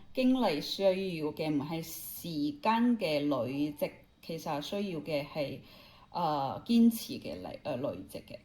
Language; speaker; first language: Cantonese; non-native, local second language; Chinese